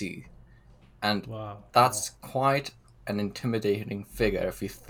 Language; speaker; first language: English; early bilingual, other home language; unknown